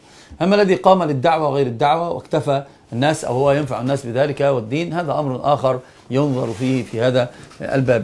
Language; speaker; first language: Arabic; native; Arabic